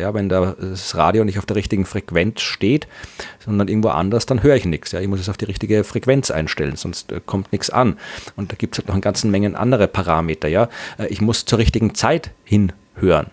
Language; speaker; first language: German; native; German